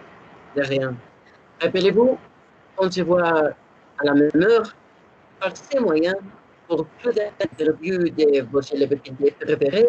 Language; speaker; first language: French; non-native, learner; Spanish